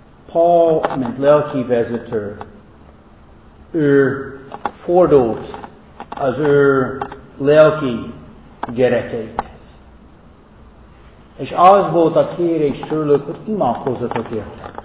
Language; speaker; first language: Hungarian; non-native, fluent; English